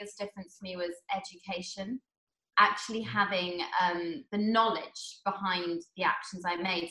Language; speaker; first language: English; native; English